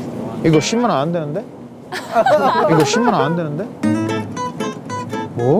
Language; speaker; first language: Korean; non-native, learner; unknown